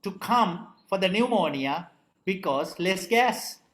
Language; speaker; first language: English; non-native, local second language; Sinhala